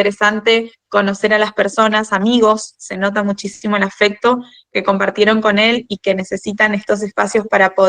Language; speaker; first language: Spanish; native; Spanish